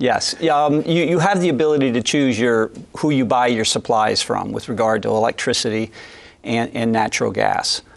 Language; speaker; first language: English; native; English